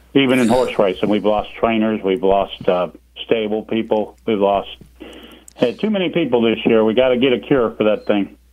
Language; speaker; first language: English; native; English